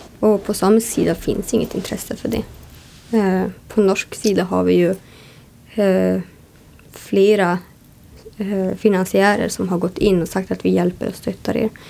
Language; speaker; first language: Swedish; native; Swedish